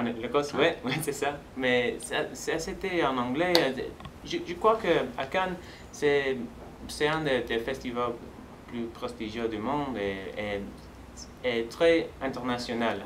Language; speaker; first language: French; non-native, fluent; Spanish